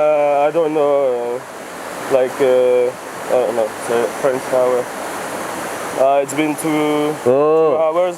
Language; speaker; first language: English; non-native, fluent; French